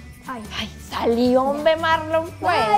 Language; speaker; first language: Spanish; native; Spanish